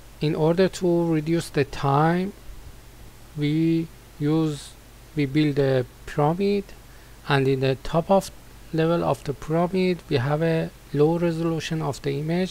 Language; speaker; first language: English; non-native, fluent; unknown